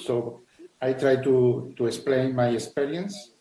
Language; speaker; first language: English; non-native, learner; Spanish